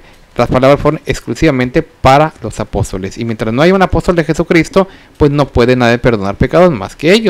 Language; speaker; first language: Spanish; native; Spanish